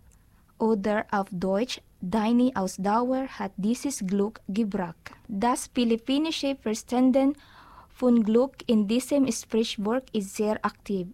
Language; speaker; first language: German; non-native, learner; Filipino